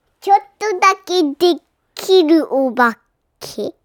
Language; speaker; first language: Japanese; early bilingual, heritage; Japanese